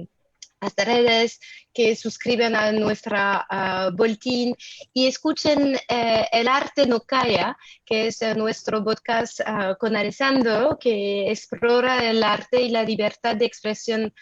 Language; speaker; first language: Spanish; non-native, fluent; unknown